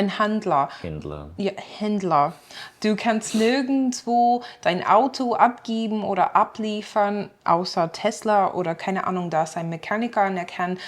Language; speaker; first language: German; non-native, fluent; English